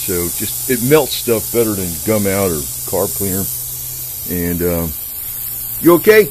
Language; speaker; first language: English; native; English